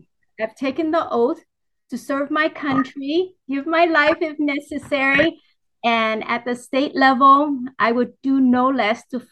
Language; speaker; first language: English; early bilingual, other home language; Vietnamese